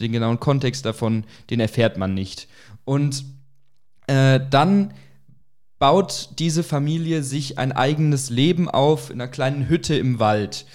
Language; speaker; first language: German; native; German